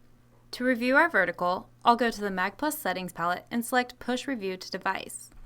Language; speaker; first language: English; native; English